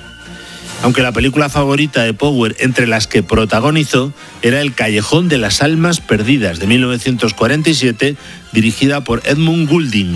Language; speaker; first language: Spanish; native; Spanish